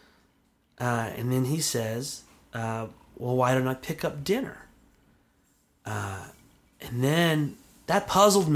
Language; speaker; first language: English; native; English